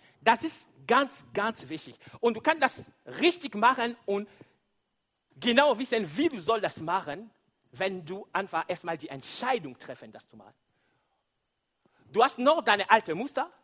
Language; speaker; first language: German; non-native, fluent; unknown